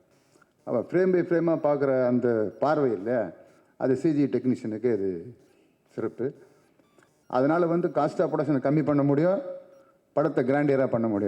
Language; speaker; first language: Tamil; native; Tamil